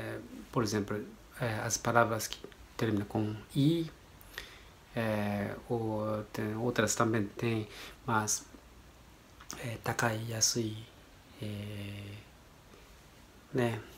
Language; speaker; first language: Portuguese; non-native, learner; Japanese